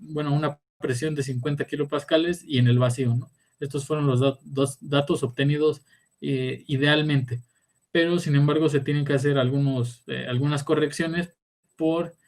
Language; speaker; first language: Spanish; native; Spanish